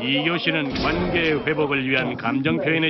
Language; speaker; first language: Korean; native; Korean